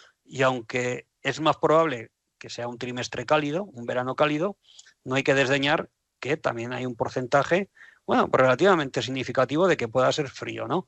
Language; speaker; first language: Spanish; native; Spanish